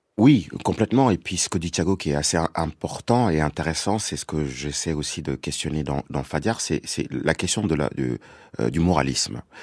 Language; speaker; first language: French; non-native, local second language; Wolof